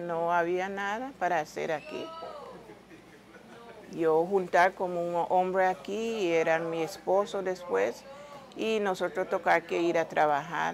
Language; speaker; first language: Spanish; non-native, learner; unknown